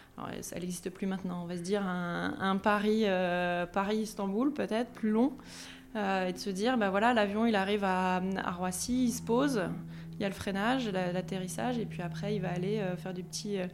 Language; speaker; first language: French; native; French